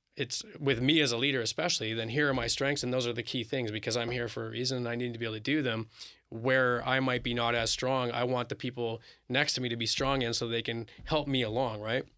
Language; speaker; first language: English; native; English